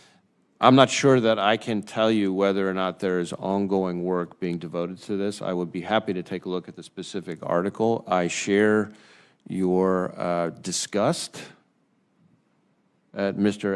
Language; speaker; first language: English; native; English